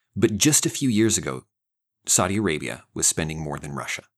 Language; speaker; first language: English; native; English